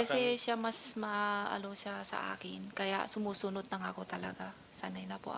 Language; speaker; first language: Filipino; non-native, learner; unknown